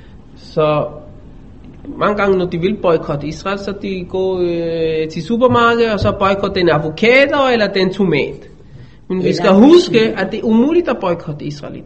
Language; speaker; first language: Danish; non-native, fluent; Hebrew